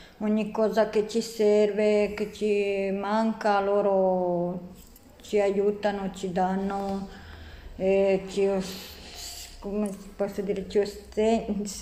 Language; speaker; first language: Italian; non-native, learner; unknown